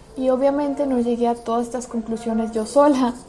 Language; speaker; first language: Spanish; early bilingual, other home language; Russian